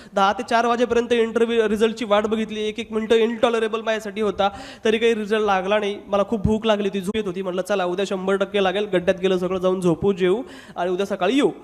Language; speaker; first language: Marathi; non-native, local second language; Hindi